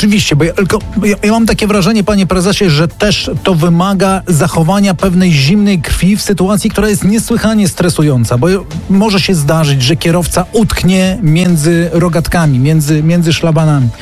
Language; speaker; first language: Polish; native; Polish